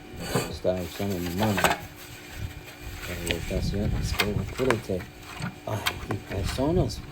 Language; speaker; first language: Spanish; non-native, learner; English